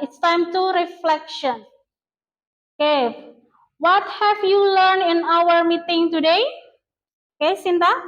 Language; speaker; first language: English; non-native, learner; Indonesian